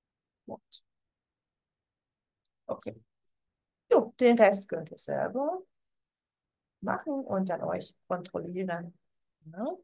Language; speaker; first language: German; non-native, fluent; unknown